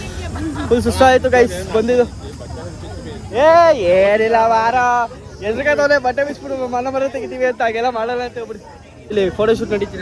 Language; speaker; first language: Kannada; native; Kannada